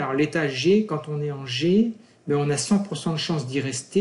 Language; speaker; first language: French; native; French